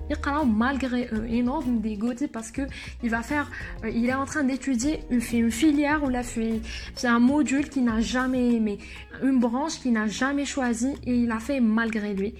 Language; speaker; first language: French; non-native, local second language; Arabic